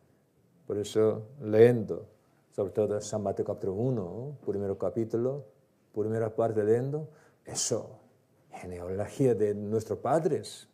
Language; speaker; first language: Spanish; non-native, learner; Korean